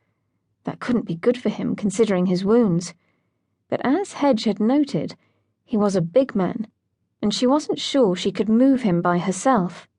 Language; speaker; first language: English; native; English